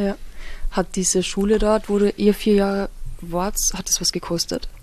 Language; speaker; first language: German; native; German